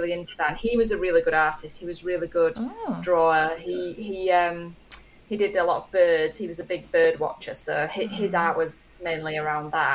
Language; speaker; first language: English; native; English